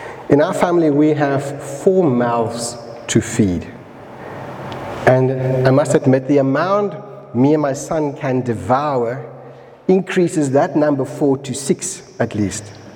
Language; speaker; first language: English; non-native, local second language; Afrikaans